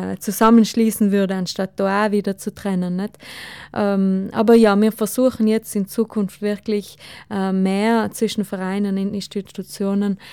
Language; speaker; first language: German; non-native, local second language; Ladin